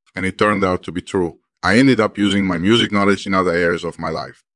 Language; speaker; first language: English; early bilingual, other home language; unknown